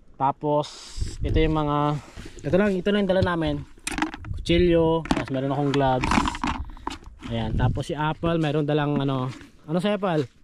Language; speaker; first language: Filipino; non-native, local second language; Kinaray-a